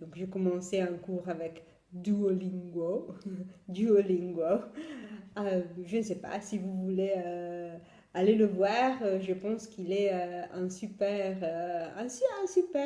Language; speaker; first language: French; non-native, fluent; Italian